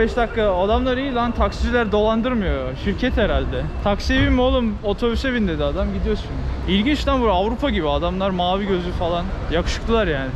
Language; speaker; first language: Turkish; native; Turkish